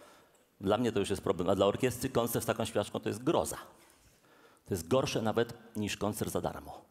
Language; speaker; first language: Polish; native; Polish